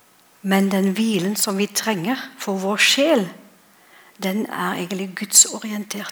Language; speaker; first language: Norwegian; non-native, fluent; English